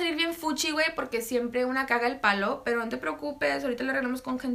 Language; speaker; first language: Spanish; early bilingual, heritage; Spanish